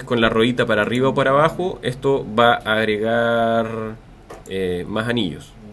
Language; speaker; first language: Spanish; native; Spanish